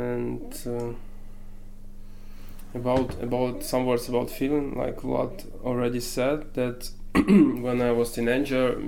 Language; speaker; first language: English; non-native, learner; Ukrainian